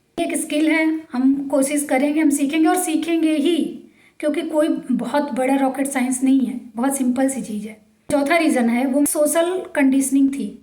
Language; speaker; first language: Hindi; native; Hindi